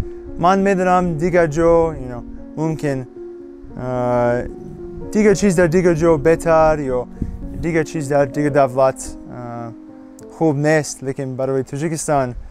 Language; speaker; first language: Persian; non-native, learner; English